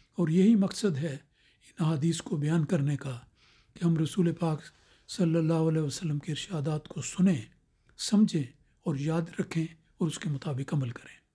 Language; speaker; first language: Urdu; native; Urdu